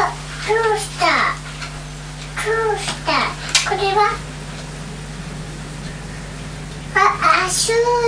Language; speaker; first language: Japanese; native; Japanese